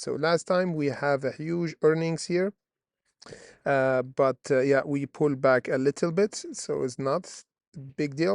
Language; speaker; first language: English; non-native, fluent; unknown